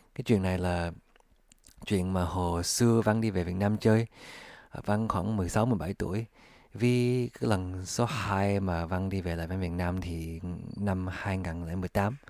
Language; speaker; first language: Vietnamese; early bilingual, heritage; English